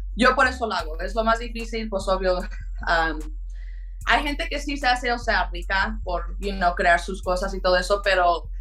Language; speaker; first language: Spanish; early bilingual, heritage; Spanish